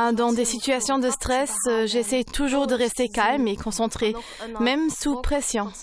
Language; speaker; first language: French; non-native, local second language; Luxembourgish